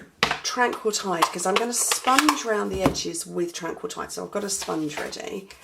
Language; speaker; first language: English; native; English